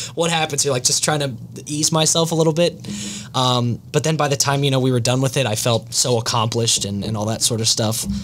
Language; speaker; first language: English; native; English